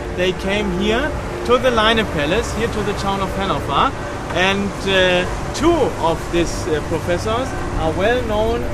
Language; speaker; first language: English; non-native, fluent; German